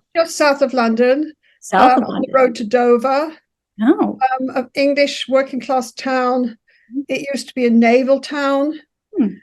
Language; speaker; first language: English; native; English